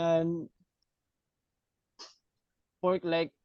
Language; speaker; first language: English; non-native, learner; Cebuano